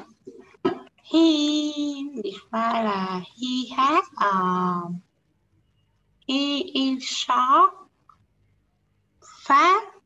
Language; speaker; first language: English; non-native, learner; Vietnamese